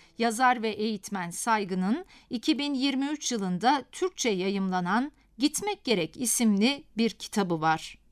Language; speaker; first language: Turkish; native; Turkish